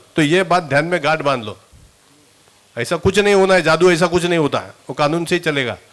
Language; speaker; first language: Hindi; non-native, local second language; Marathi